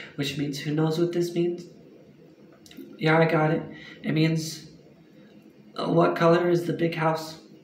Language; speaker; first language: English; native; English